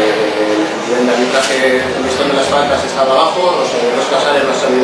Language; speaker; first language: Spanish; native; Spanish